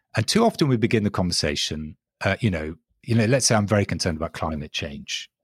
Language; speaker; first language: English; native; English